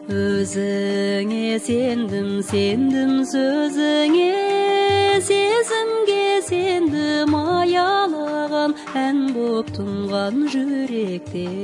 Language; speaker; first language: Russian; non-native, local second language; Kazakh